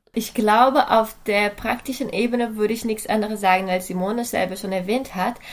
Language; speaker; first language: German; non-native, fluent; Portuguese